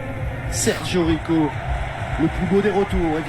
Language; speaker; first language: French; native; French